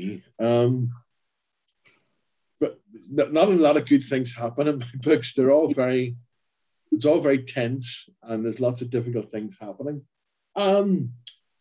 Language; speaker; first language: English; native; English